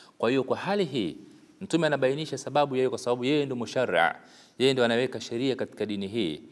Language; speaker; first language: Swahili; native; Swahili